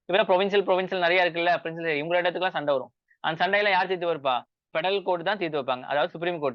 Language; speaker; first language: Tamil; native; Tamil